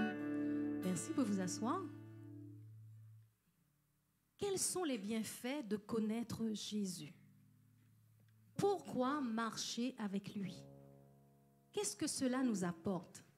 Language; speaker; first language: French; native; French